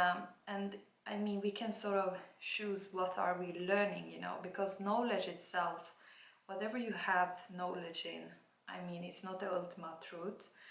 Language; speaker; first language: English; non-native, fluent; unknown